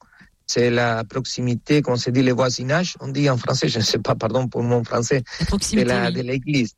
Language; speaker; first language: French; non-native, fluent; Spanish